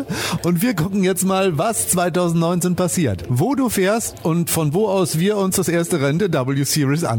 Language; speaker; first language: German; native; German